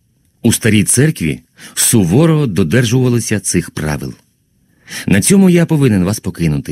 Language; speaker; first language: Ukrainian; native; Ukrainian